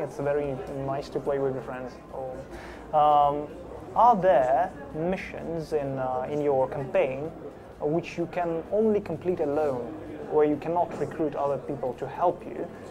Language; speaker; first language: English; non-native, fluent; Russian